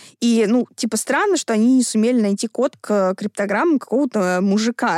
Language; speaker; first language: Russian; native; Russian